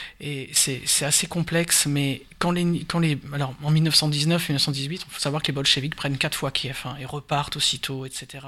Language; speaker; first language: French; native; French